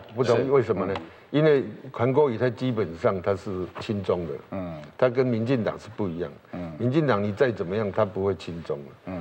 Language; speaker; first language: Chinese; native; Chinese